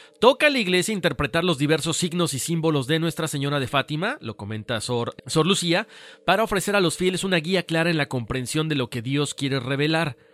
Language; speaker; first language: Spanish; native; Spanish